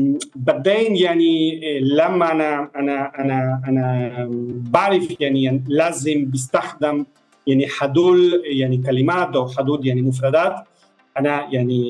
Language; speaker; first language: Arabic; non-native, fluent; Spanish